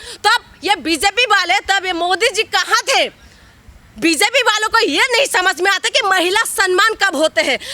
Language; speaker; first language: Hindi; non-native, local second language; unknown